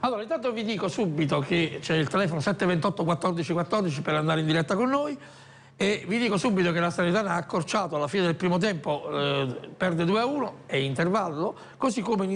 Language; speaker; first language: Italian; native; Italian